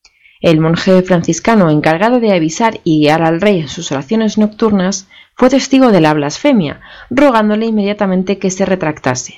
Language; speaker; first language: Spanish; native; Spanish